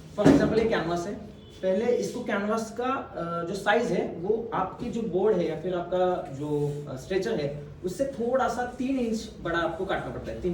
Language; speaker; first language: Hindi; non-native, local second language; Marathi